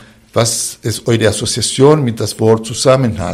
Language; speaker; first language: German; non-native, fluent; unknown